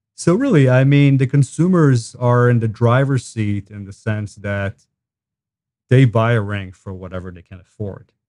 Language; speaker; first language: English; non-native, fluent; Hebrew